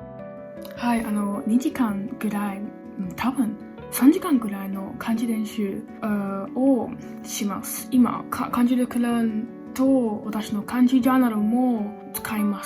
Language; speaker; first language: Japanese; non-native, learner; English